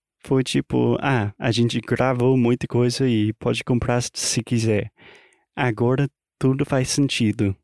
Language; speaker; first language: Portuguese; non-native, fluent; English